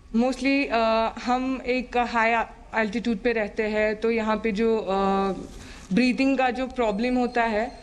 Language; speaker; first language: Hindi; native; Hindi